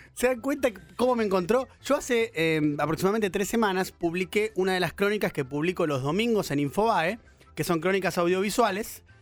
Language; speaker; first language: Spanish; native; Spanish